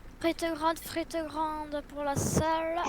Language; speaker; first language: French; native; French